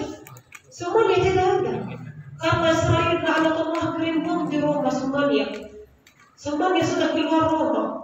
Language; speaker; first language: Indonesian; non-native, learner; Arabic